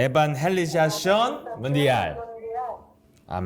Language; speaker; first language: Spanish; non-native, learner; Korean